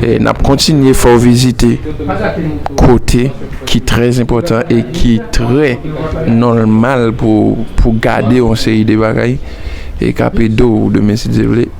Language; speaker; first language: French; non-native, learner; Haitian Creole